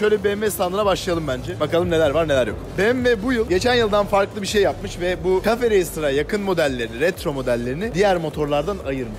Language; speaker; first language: Turkish; native; Turkish